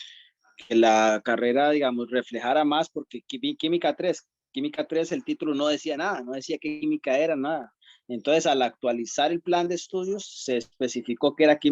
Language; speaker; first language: Spanish; native; Spanish